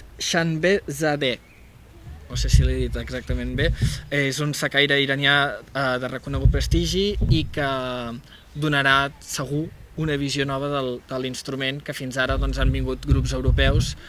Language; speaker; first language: Catalan; native; Catalan